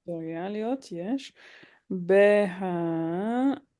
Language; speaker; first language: Hebrew; non-native, learner; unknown